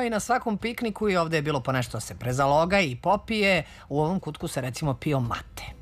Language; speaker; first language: Serbian; native; Serbian